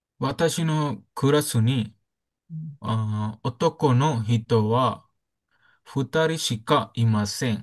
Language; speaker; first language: Japanese; non-native, learner; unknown